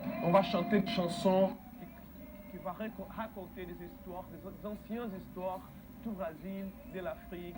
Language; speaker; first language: French; non-native, fluent; Portuguese